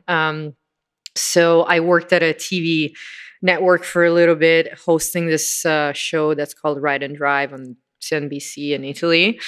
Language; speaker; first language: English; non-native, fluent; Italian